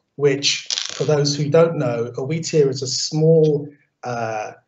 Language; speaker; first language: English; native; English